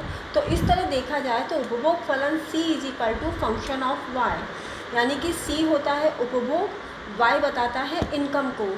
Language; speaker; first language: Hindi; native; Hindi